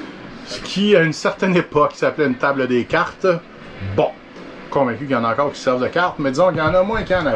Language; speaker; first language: French; native; French